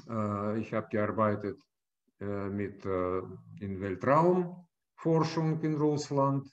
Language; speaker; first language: German; non-native, fluent; Russian